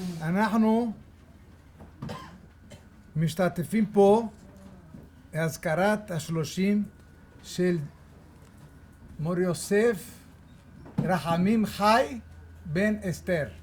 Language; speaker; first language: Hebrew; non-native, fluent; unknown